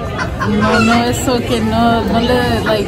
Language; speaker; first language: Spanish; early bilingual, heritage; English